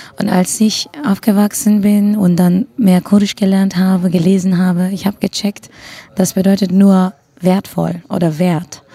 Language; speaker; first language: German; non-native, fluent; Kurdish